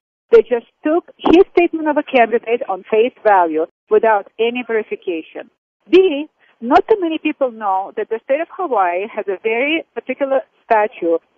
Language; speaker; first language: English; non-native, fluent; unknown